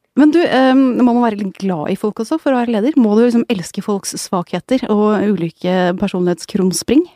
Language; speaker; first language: Norwegian; native; Norwegian